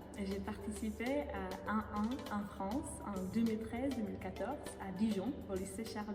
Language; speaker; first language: French; non-native, fluent; Czech